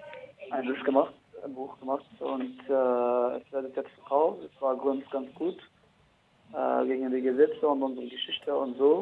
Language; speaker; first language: German; non-native, learner; Arabic